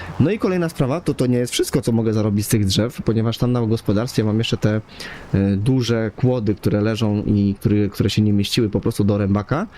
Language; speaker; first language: Polish; native; Polish